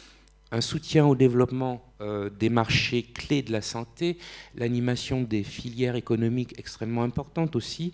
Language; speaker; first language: French; native; French